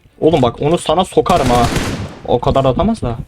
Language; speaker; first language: Turkish; native; Turkish